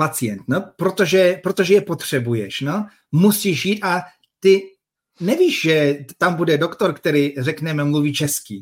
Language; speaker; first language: Czech; non-native, fluent; Polish